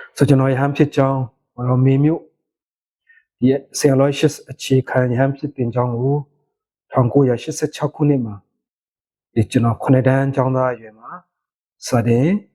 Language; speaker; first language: Burmese; non-native, local second language; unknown